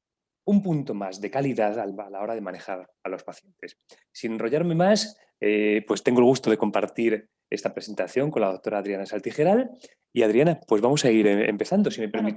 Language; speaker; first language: Spanish; native; Spanish